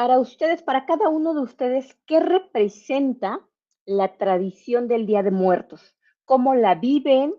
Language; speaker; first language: Spanish; native; Spanish